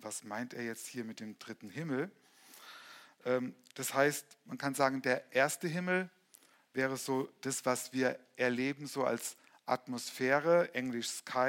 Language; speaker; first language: German; native; German